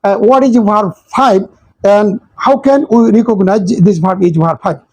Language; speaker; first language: English; non-native, local second language; Bangla